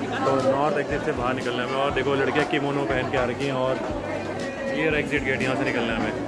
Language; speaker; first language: Hindi; native; Hindi